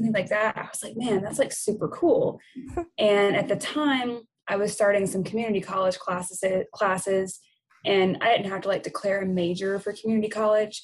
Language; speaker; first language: English; native; English